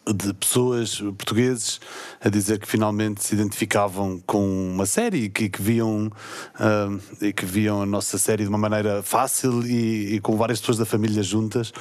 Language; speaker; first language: Portuguese; native; Portuguese